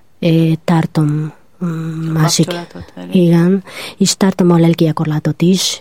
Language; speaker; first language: Hungarian; non-native, learner; Spanish